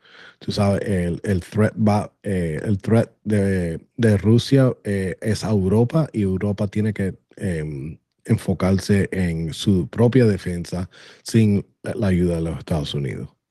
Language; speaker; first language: Spanish; early bilingual, other home language; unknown